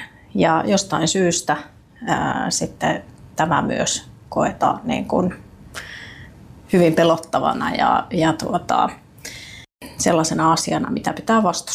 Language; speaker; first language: Finnish; native; Finnish